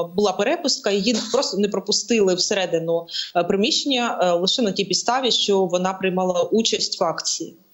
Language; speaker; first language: Ukrainian; native; Ukrainian